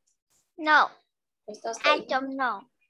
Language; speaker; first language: English; non-native, learner; Vietnamese